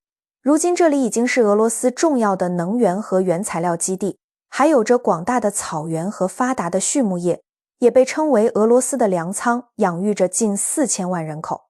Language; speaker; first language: Chinese; native; Chinese